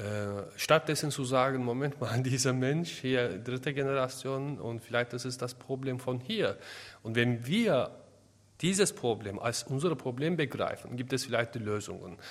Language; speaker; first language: German; non-native, fluent; Turkish